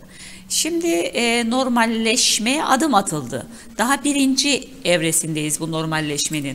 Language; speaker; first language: Turkish; native; Turkish